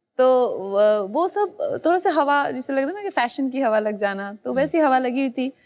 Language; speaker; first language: Hindi; native; Hindi